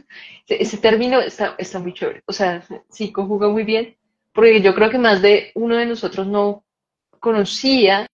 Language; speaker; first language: Spanish; native; Spanish